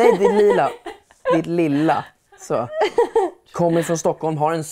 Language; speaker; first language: Swedish; native; Swedish